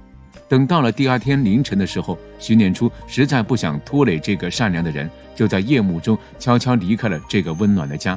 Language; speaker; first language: Chinese; native; Chinese